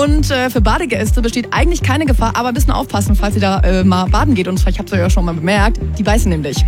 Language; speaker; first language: German; native; German